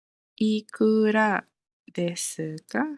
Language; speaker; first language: Japanese; non-native, fluent; Malay